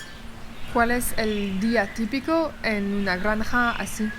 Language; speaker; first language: Spanish; non-native, fluent; French